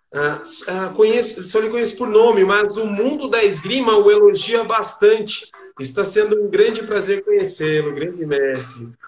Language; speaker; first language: Portuguese; native; Portuguese